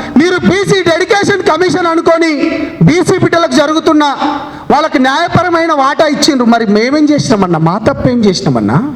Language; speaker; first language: Telugu; non-native, local second language; Lambadi